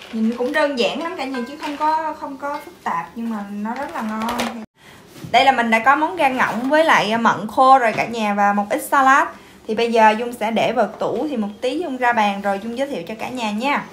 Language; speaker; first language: Vietnamese; native; Vietnamese